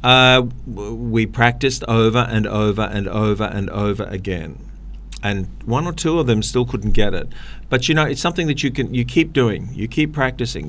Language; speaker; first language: English; native; English